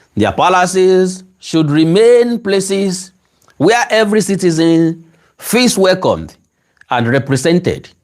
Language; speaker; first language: English; non-native, local second language; Yoruba